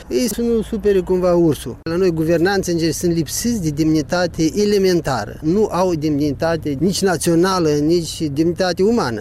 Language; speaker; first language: Romanian; native; Romanian